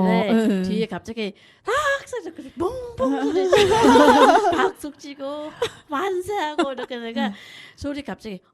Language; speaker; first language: Korean; non-native, learner; Vietnamese